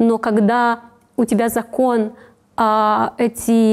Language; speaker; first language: Russian; non-native, local second language; Romanian